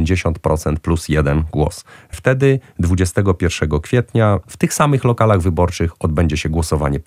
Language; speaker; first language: Polish; native; Polish